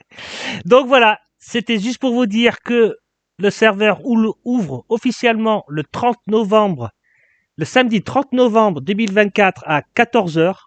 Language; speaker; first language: French; native; French